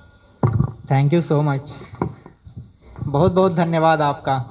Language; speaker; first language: Hindi; native; Hindi